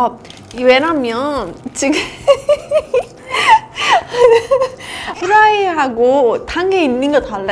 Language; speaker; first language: Korean; non-native, fluent; Persian